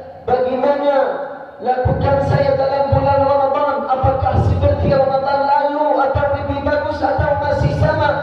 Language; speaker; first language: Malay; non-native, fluent; Arabic